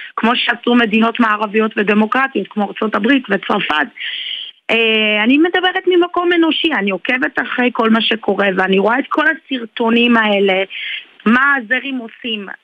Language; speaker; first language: Hebrew; early bilingual, other home language; Armenian